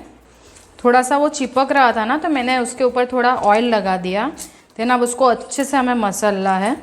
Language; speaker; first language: Hindi; non-native, local second language; Gujarati